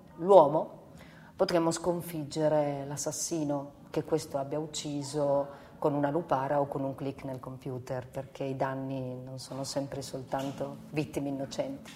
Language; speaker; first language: Italian; non-native, fluent; Spanish